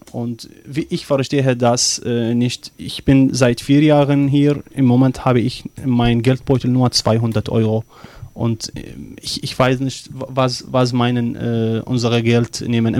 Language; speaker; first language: German; non-native, learner; Arabic